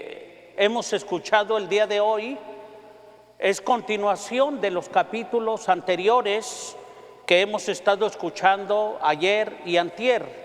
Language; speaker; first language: Spanish; native; Spanish